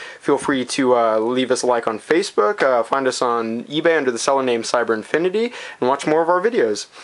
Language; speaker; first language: English; native; English